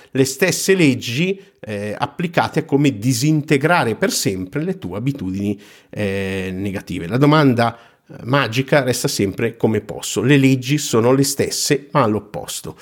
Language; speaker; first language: Italian; native; Italian